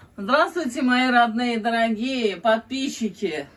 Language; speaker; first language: Russian; non-native, local second language; Azerbaijani